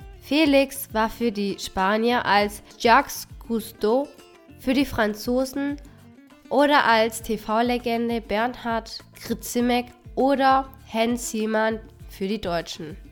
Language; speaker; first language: German; non-native, fluent; Spanish